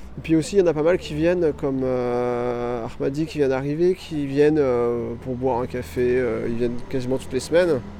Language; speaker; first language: French; native; French